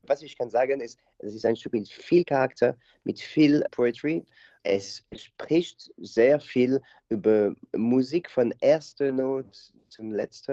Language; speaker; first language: German; non-native, learner; French